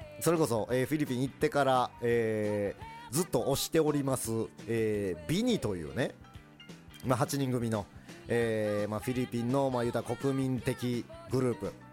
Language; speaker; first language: Japanese; early bilingual, other home language; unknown